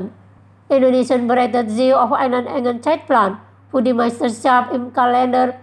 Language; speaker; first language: German; non-native, fluent; Indonesian